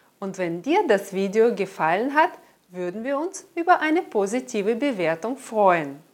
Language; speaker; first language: German; non-native, fluent; Russian